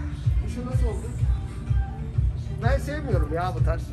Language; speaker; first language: Turkish; native; Turkish